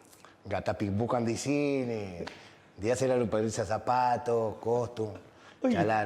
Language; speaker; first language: Indonesian; non-native, fluent; Spanish